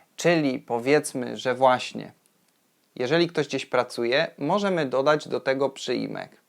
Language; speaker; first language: Polish; native; Polish